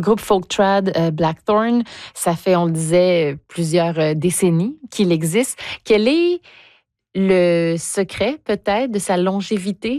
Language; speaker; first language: French; native; French